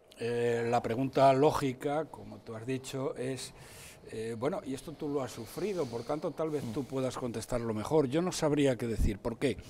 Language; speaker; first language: Spanish; native; Spanish